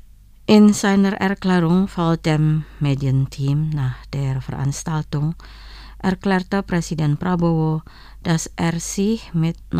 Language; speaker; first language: German; non-native, fluent; Indonesian